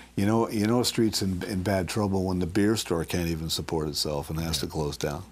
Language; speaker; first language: English; native; English